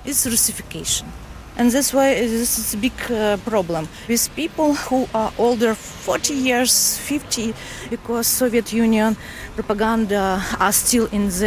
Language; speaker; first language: English; non-native, learner; Ukrainian